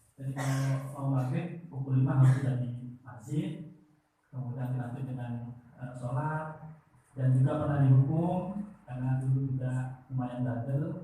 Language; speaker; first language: Indonesian; non-native, local second language; Madurese